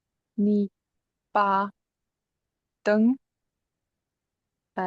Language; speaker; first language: Chinese; non-native, learner; English